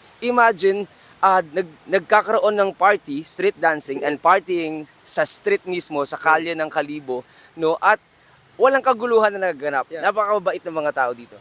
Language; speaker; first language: Filipino; native; Filipino